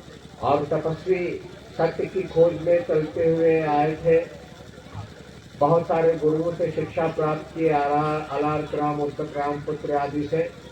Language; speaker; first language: Hindi; native; Hindi